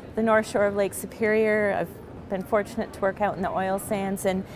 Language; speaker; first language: English; native; English